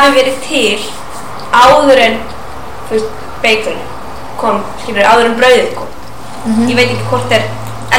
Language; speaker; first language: Icelandic; native; Icelandic